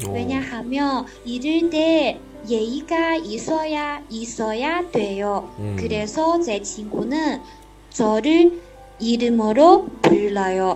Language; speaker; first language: Korean; non-native, learner; Chinese